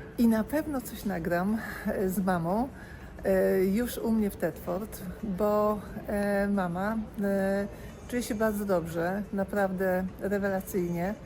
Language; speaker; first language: Polish; native; Polish